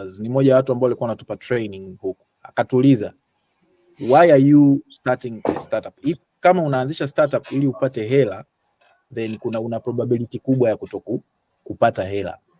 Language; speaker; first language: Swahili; native; Swahili